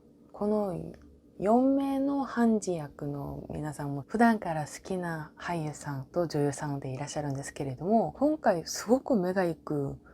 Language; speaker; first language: Japanese; non-native, fluent; Korean